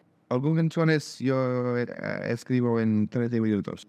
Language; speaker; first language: Spanish; non-native, learner; English